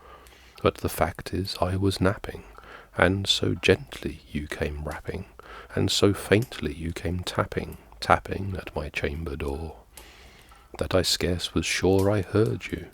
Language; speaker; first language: English; native; English